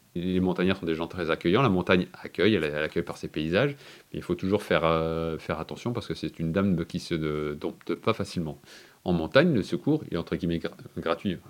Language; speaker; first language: French; native; French